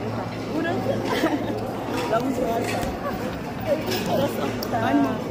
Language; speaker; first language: Korean; non-native, learner; Filipino